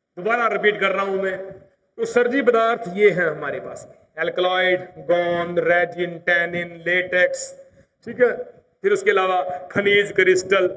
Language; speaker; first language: Hindi; native; Hindi